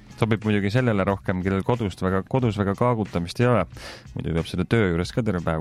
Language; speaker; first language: Estonian; native; Estonian